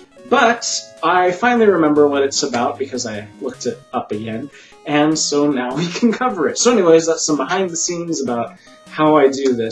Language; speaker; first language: English; native; English